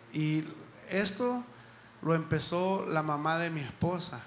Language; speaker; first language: Spanish; early bilingual, heritage; Spanish